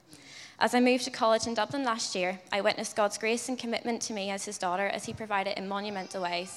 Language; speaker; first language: English; native; English